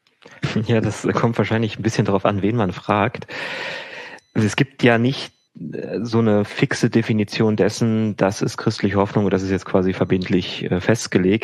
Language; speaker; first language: German; native; German